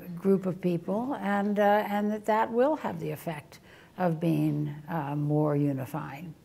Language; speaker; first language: English; native; English